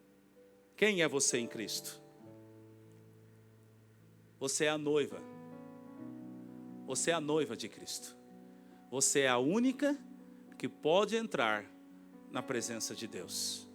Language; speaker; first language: Portuguese; native; Portuguese